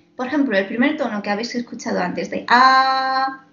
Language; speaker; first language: Spanish; non-native, fluent; Chinese